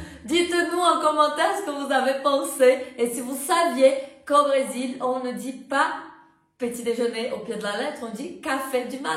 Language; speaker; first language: French; non-native, fluent; Portuguese